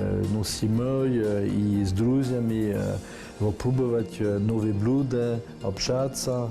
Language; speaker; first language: Russian; non-native, fluent; French